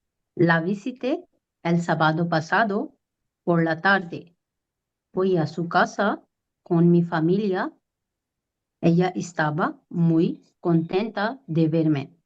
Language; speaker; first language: Spanish; non-native, learner; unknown